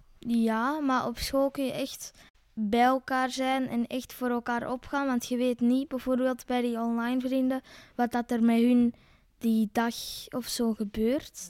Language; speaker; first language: Dutch; native; Dutch